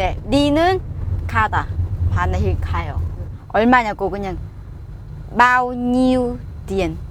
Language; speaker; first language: Korean; non-native, learner; Vietnamese